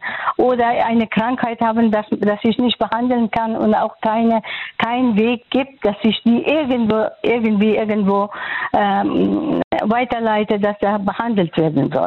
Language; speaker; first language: German; non-native, fluent; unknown